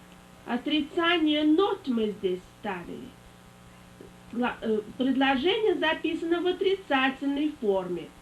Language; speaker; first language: Russian; native; Russian